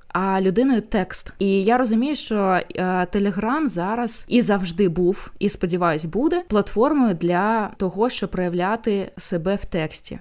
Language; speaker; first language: Ukrainian; non-native, local second language; Russian